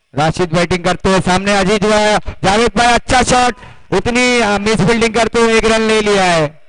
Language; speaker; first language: Hindi; native; Hindi